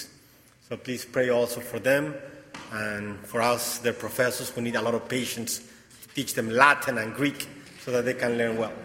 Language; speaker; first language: English; non-native, fluent; Spanish